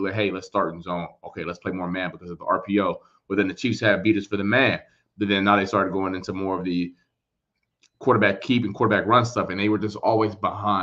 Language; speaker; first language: English; native; English